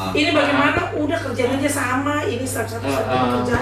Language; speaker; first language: Indonesian; native; Indonesian